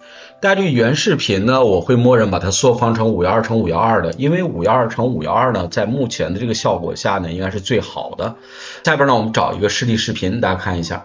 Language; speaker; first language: Chinese; native; Chinese